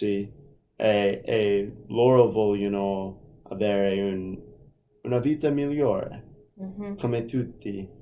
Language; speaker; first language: Italian; non-native, fluent; English